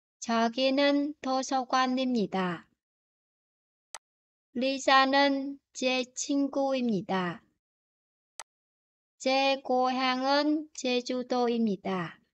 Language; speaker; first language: Korean; non-native, fluent; Vietnamese